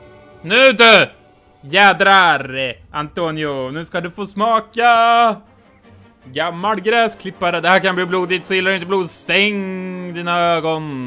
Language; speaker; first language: Swedish; native; Swedish